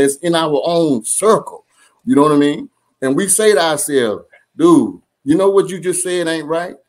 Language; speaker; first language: English; native; English